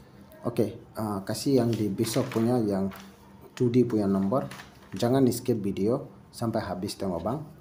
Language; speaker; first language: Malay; non-native, learner; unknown